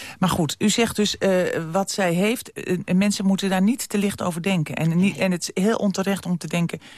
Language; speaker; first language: Dutch; native; Dutch